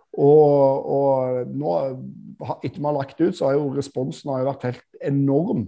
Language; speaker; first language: Norwegian; native; Norwegian